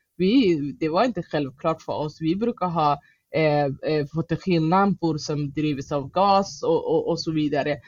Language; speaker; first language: Swedish; non-native, fluent; Somali